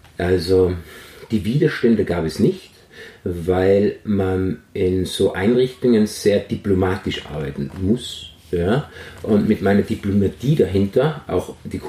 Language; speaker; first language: German; native; German